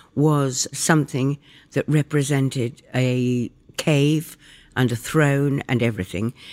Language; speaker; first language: English; native; English